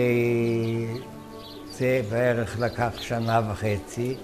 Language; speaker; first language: Hebrew; non-native, fluent; German